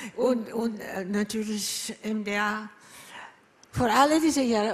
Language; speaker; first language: German; non-native, fluent; Greek